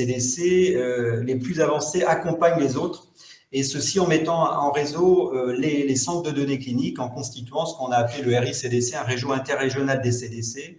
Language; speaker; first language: French; native; French